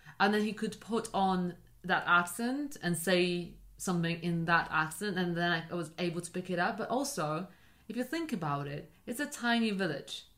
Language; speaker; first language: English; non-native, fluent; Polish